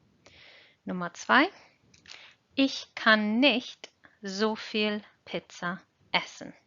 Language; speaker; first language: German; non-native, fluent; English